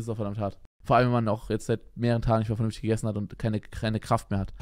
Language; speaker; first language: German; native; German